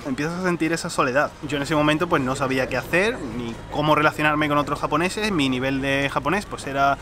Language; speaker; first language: Spanish; native; Spanish